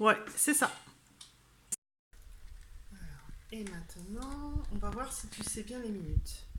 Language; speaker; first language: French; native; French